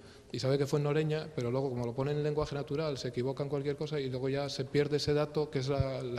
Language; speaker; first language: Spanish; native; Spanish